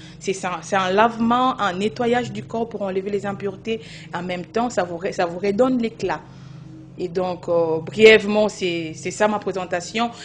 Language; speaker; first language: French; non-native, local second language; Lingala